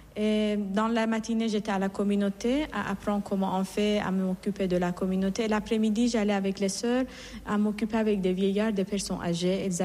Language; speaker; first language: French; non-native, fluent; Persian